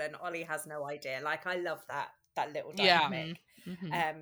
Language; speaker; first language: English; native; English